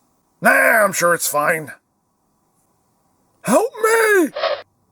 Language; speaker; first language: English; native; English